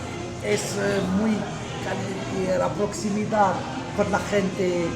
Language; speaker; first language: Spanish; non-native, learner; French